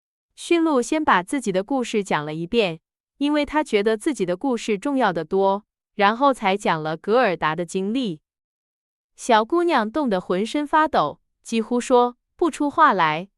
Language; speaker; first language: Chinese; native; Chinese